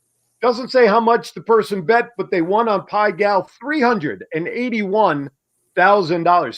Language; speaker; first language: English; native; English